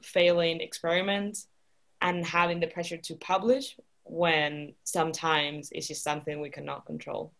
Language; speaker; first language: English; non-native, fluent; Spanish